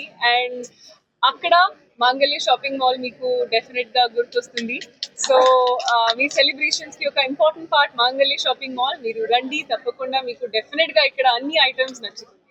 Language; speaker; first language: Telugu; non-native, fluent; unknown